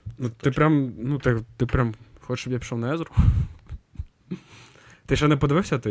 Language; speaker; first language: Ukrainian; native; Ukrainian